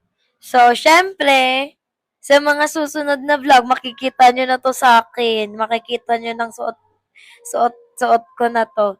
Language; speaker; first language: Filipino; native; Filipino